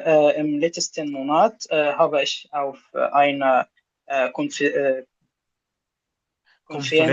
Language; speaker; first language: German; non-native, learner; Arabic